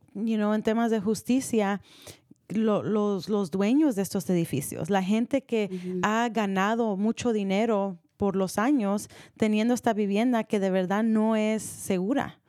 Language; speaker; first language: Spanish; early bilingual, heritage; Spanish